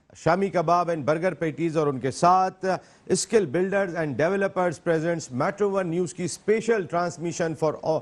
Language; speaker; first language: Urdu; native; Urdu